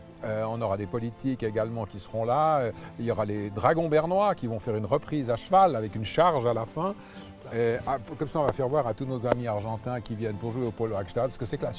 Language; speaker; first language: French; native; French